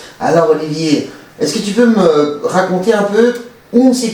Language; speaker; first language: French; native; French